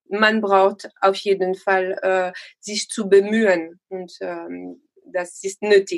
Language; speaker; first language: German; non-native, learner; French